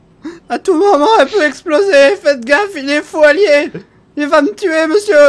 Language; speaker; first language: French; native; French